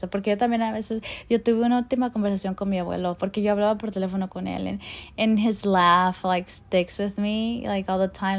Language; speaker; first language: Spanish; early bilingual, heritage; Spanish